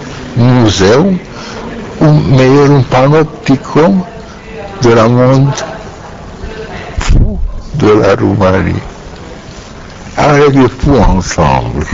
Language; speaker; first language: French; non-native, learner; Romanian